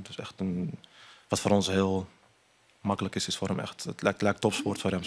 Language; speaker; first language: Dutch; early bilingual, other home language; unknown